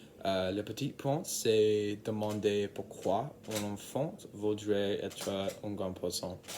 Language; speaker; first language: French; non-native, learner; English